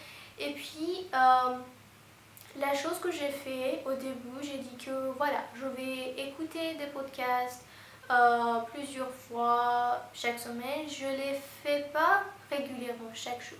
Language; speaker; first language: French; non-native, fluent; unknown